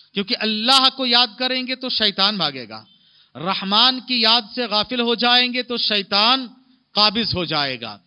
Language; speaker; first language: Urdu; native; Urdu